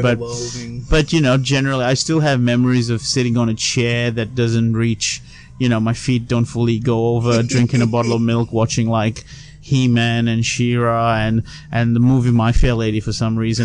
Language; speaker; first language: English; non-native, local second language; Sinhala